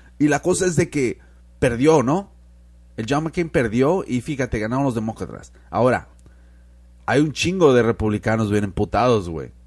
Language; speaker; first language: Spanish; early bilingual, heritage; Spanish